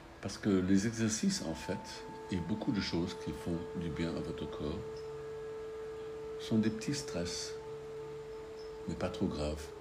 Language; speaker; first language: French; non-native, fluent; English